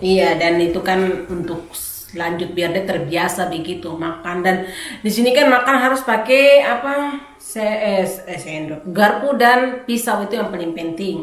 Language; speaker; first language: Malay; non-native, fluent; German